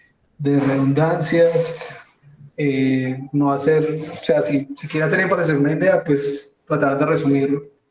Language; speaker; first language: Spanish; native; Spanish